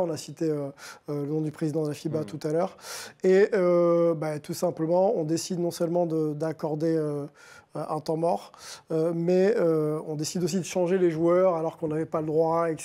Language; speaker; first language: French; native; French